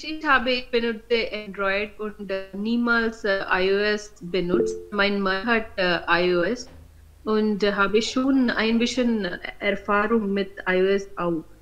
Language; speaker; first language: German; non-native, learner; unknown